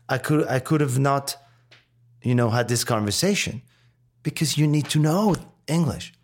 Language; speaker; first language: English; non-native, fluent; Arabic